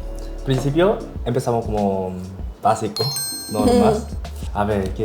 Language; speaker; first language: Spanish; non-native, learner; Korean